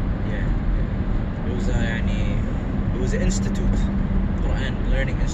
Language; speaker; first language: English; early bilingual, other home language; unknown